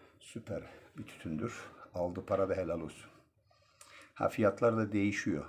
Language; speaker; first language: Turkish; native; Turkish